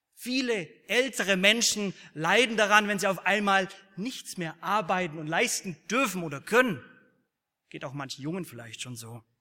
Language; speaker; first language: German; native; German